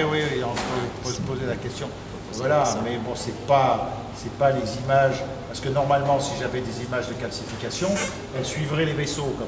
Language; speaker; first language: French; native; French